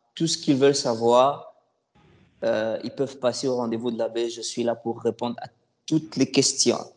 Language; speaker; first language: French; non-native, local second language; Lingala